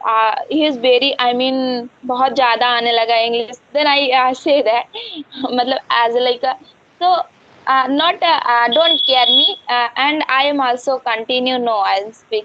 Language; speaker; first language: English; non-native, learner; Hindi